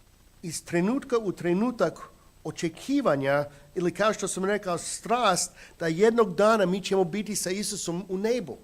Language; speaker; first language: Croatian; non-native, fluent; English